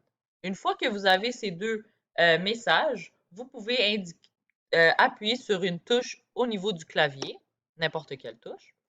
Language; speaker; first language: French; native; French